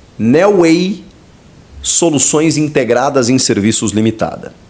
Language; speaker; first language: Portuguese; native; Portuguese